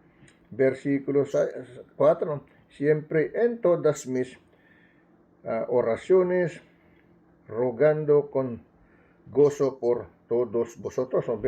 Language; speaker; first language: Spanish; non-native, learner; Filipino